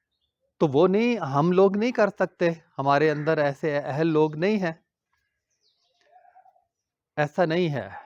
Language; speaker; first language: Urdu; non-native, local second language; Punjabi